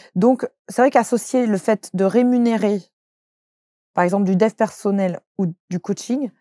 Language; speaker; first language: French; native; French